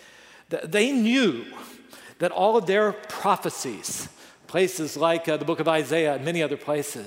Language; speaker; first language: English; native; English